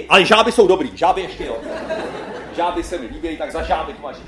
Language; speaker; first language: Czech; native; Czech